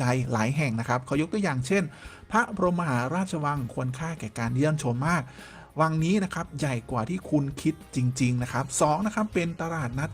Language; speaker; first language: Thai; native; Thai